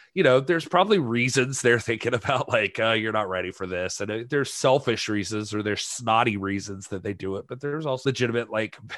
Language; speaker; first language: English; native; English